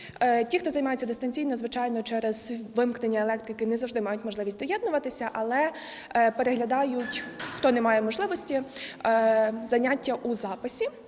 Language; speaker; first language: Ukrainian; native; Ukrainian